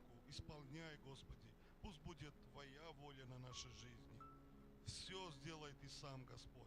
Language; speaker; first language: Russian; non-native, fluent; Armenian